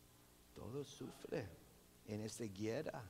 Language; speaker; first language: Spanish; non-native, local second language; English